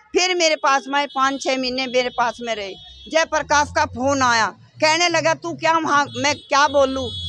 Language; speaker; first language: Hindi; native; Hindi